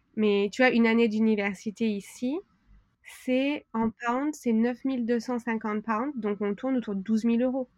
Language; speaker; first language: French; native; French